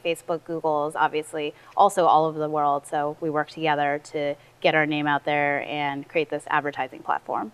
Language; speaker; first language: English; early bilingual, other home language; Chinese